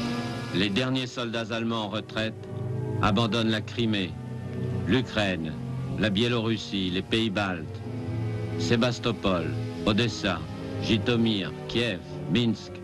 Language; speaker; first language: French; native; French